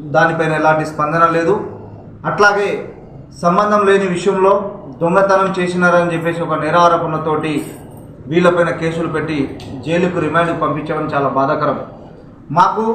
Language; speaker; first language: Telugu; non-native, local second language; Lambadi